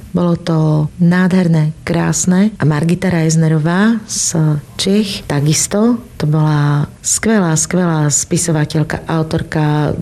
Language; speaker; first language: Slovak; native; Slovak